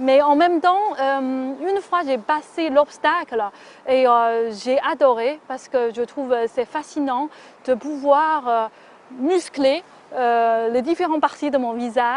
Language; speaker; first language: French; non-native, fluent; Chinese